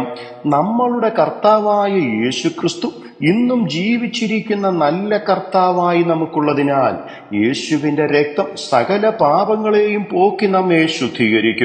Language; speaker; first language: Malayalam; native; Malayalam